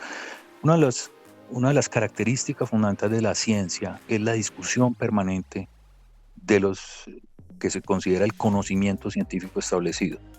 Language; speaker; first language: Spanish; native; Spanish